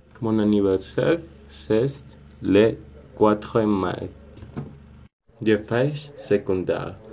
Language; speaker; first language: French; non-native, learner; Spanish